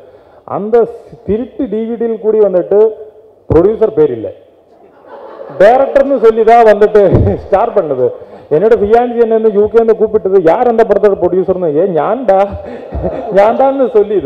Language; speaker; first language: Tamil; non-native, learner; Malayalam